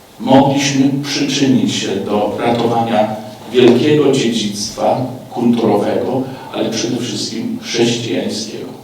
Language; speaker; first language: Polish; non-native, fluent; Ukrainian